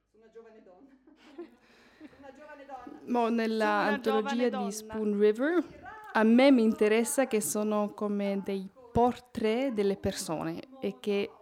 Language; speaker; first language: Italian; native; Italian